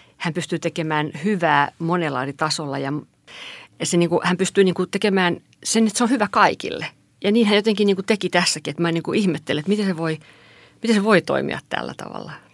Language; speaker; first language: Finnish; non-native, local second language; Swedish